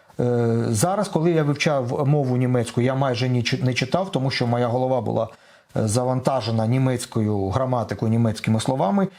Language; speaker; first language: Ukrainian; non-native, local second language; Russian